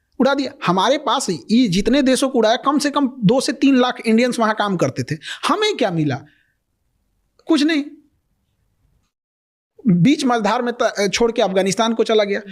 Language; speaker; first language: Hindi; native; Hindi